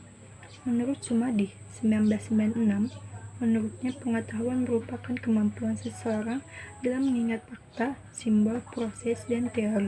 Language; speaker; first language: Indonesian; native; Indonesian